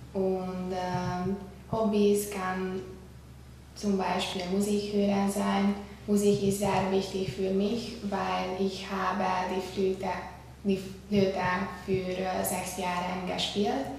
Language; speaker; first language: German; non-native, learner; Hungarian